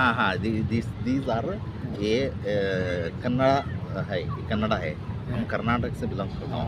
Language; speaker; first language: Hindi; non-native, local second language; Kannada